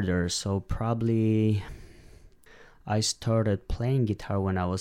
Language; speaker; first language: English; non-native, fluent; Polish